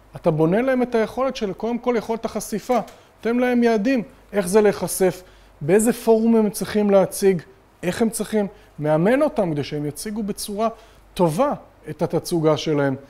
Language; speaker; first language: Hebrew; native; Hebrew